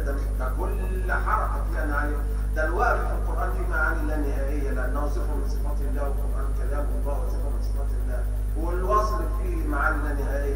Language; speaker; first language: Arabic; native; Arabic